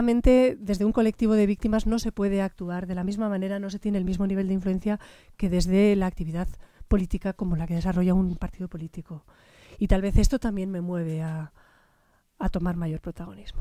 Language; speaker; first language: Spanish; native; Spanish